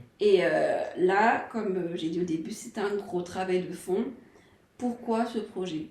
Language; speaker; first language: French; non-native, local second language; Malagasy